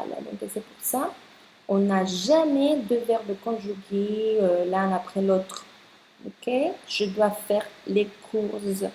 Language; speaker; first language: French; non-native, fluent; Spanish